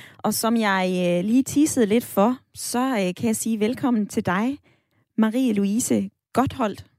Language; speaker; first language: Danish; native; Danish